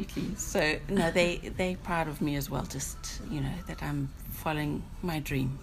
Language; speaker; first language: English; native; English